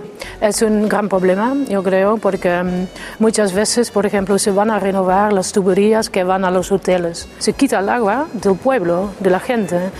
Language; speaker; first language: Spanish; non-native, fluent; Dutch